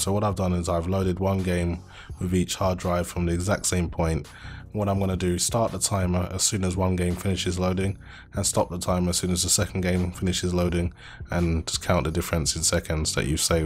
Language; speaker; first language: English; native; English